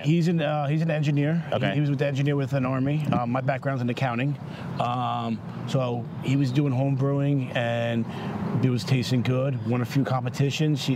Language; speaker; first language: English; native; English